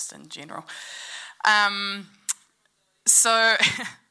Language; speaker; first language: English; native; English